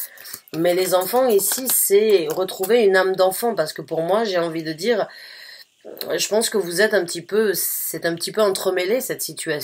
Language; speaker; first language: French; native; French